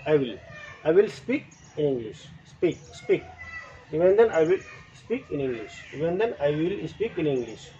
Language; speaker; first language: English; non-native, local second language; Assamese